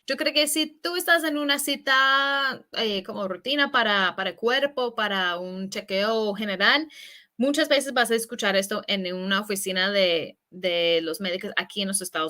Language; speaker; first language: Spanish; non-native, fluent; English